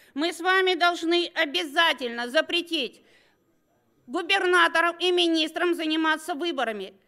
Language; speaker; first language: Russian; native; Russian